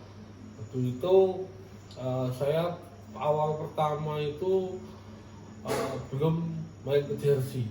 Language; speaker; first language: Indonesian; native; Indonesian